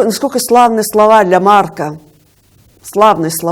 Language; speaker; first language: Russian; native; Russian